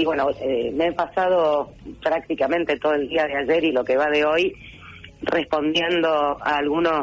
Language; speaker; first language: Spanish; native; Spanish